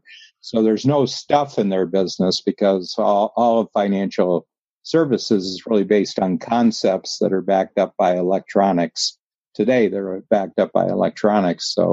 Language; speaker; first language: English; native; English